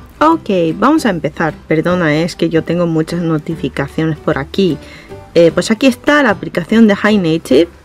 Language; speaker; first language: Spanish; non-native, fluent; Japanese